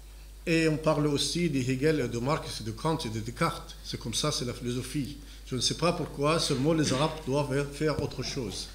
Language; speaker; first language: French; non-native, fluent; Arabic